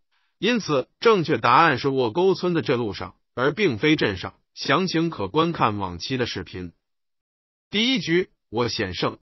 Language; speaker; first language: Chinese; native; Chinese